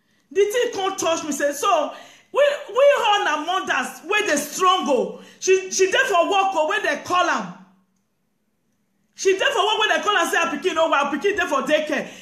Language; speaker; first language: English; non-native, local second language; Bini